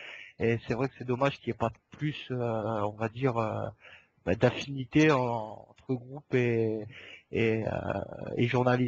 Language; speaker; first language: French; native; French